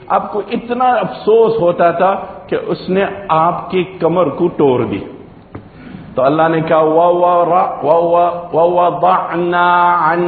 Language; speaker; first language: Urdu; non-native, local second language; Gujarati